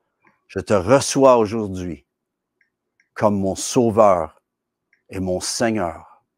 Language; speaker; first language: French; native; French